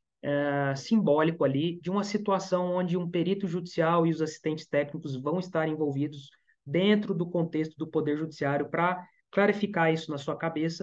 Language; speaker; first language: Portuguese; native; Portuguese